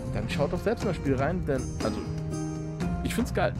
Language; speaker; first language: German; native; German